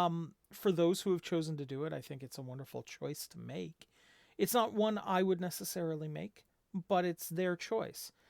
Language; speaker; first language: English; native; English